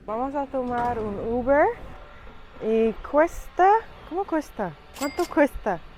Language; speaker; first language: Spanish; non-native, learner; English